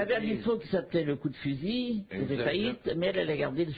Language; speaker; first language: French; native; French